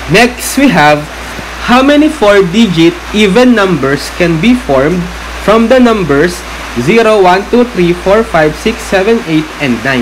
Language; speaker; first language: English; non-native, local second language; Filipino